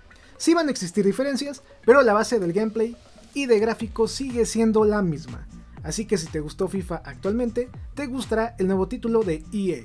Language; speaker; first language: Spanish; native; Spanish